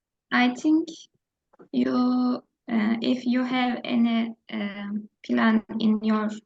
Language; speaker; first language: English; non-native, learner; Turkish